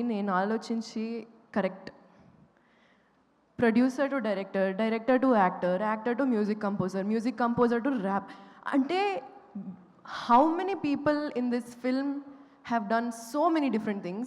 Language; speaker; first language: Telugu; non-native, fluent; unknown